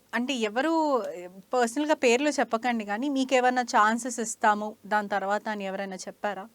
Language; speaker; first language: Telugu; native; Telugu